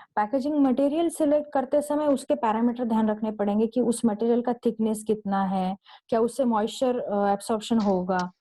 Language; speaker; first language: Hindi; non-native, local second language; Marathi